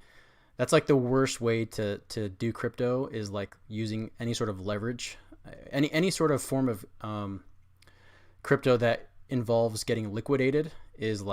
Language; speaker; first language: English; native; English